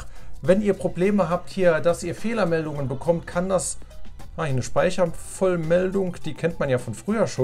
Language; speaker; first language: German; native; German